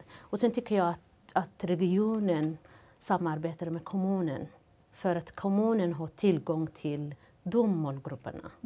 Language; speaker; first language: Swedish; non-native, fluent; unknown